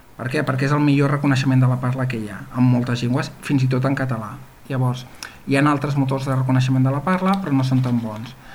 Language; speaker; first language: Catalan; native; Catalan